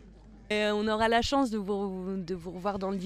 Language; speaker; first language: French; native; French